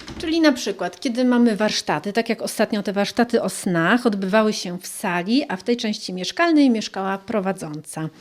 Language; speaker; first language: Polish; native; Polish